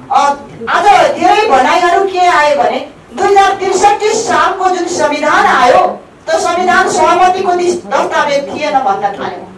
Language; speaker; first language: Nepali; native; Nepali